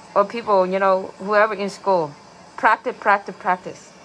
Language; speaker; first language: English; non-native, fluent; Vietnamese